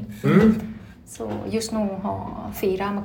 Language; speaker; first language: Swedish; non-native, learner; Thai